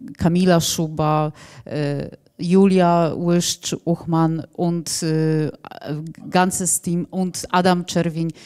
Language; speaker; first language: German; non-native, fluent; Polish